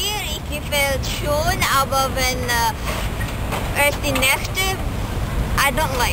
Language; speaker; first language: German; non-native, learner; Cebuano